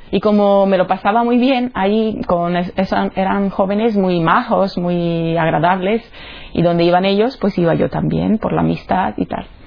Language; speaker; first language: Spanish; non-native, fluent; Italian